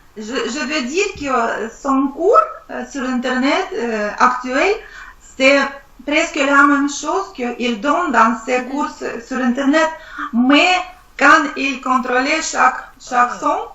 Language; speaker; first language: French; non-native, learner; Russian